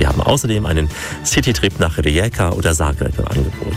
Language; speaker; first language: German; native; German